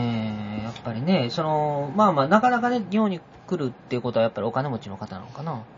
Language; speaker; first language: Japanese; native; Japanese